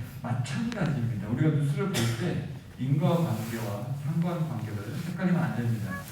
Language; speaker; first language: Korean; native; Korean